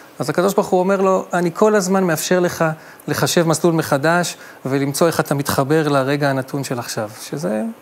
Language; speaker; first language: Hebrew; native; Hebrew